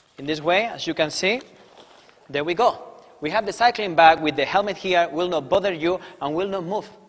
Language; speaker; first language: English; non-native, fluent; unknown